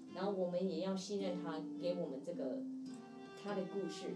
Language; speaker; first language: Chinese; non-native, fluent; English